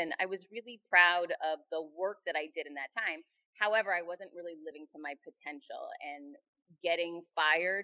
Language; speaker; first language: English; native; English